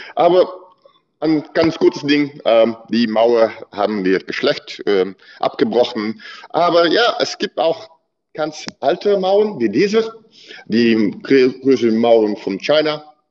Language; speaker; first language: German; non-native, learner; Dutch